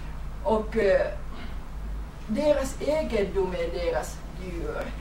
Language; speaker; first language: Swedish; non-native, fluent; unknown